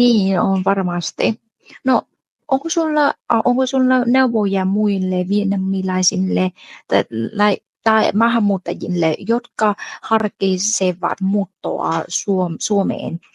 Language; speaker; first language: Finnish; non-native, fluent; Vietnamese